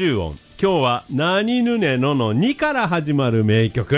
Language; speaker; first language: Japanese; native; Japanese